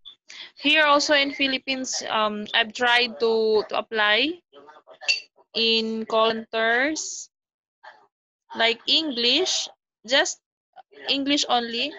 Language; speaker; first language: English; non-native, local second language; Filipino